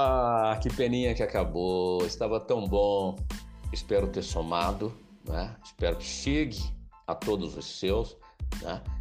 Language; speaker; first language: Portuguese; native; Portuguese